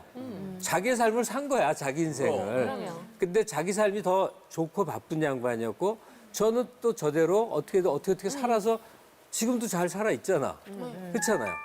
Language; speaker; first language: Korean; native; Korean